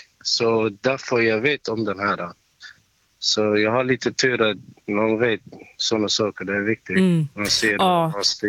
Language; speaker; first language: Swedish; non-native, learner; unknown